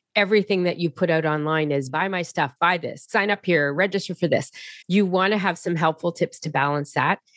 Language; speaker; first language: English; native; English